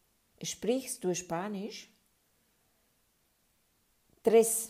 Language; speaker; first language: German; non-native, fluent; Spanish